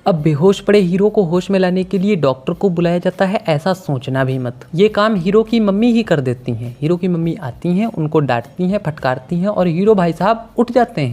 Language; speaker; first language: Hindi; native; Hindi